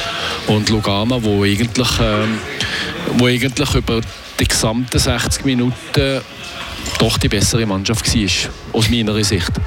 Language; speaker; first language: German; native; German